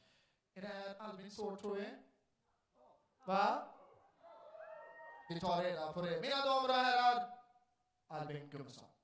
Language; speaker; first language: Swedish; native; Swedish